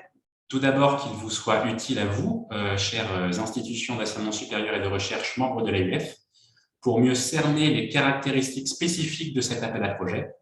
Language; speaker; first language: French; native; French